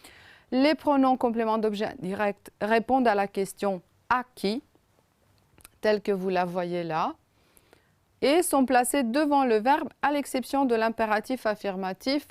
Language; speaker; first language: French; non-native, fluent; Romanian